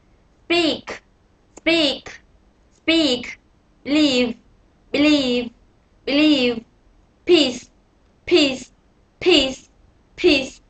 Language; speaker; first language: English; non-native, learner; Vietnamese